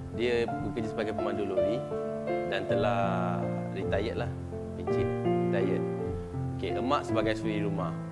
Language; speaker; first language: Malay; non-native, local second language; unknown